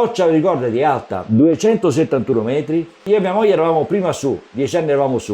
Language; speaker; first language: Italian; native; Italian